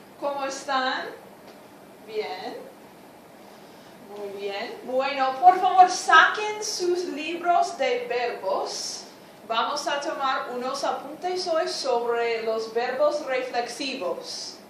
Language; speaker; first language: Spanish; non-native, fluent; English